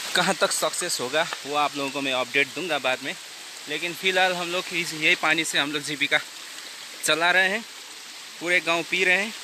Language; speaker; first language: Hindi; non-native, local second language; Nepali